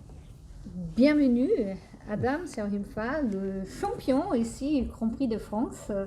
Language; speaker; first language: French; non-native, fluent; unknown